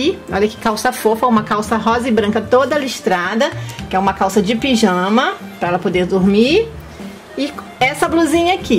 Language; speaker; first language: Portuguese; native; Portuguese